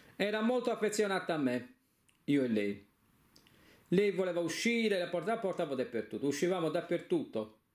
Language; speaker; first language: Italian; native; Italian